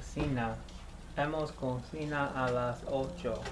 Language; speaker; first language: Spanish; non-native, learner; English